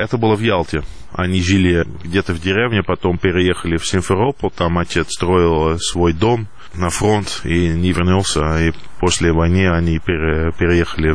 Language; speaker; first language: Russian; non-native, fluent; Dutch